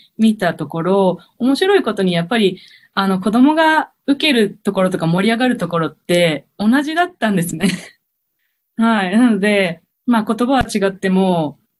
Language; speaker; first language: Japanese; native; Japanese